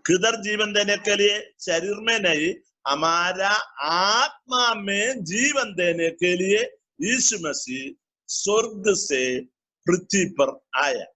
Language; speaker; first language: Hindi; non-native, learner; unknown